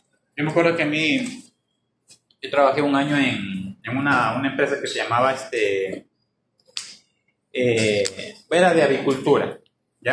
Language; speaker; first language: Spanish; native; Spanish